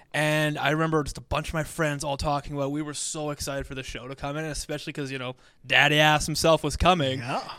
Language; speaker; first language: English; native; English